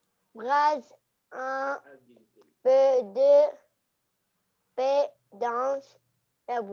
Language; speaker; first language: French; non-native, learner; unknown